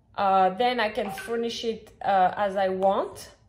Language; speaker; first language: English; non-native, fluent; French